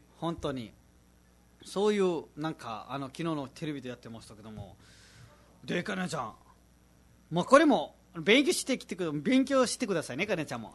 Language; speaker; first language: Japanese; non-native, fluent; Nepali